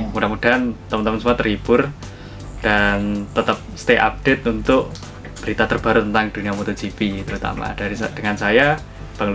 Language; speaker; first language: Indonesian; native; Indonesian